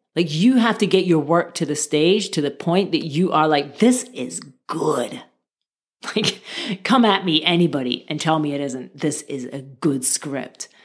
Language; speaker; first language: English; native; English